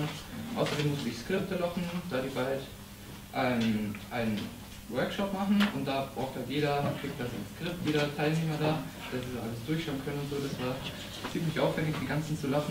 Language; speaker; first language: German; native; German